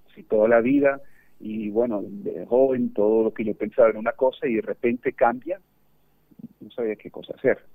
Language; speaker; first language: Spanish; early bilingual, heritage; Spanish